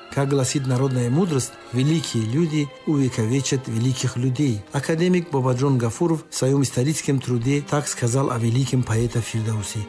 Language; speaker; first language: Russian; non-native, local second language; Tajik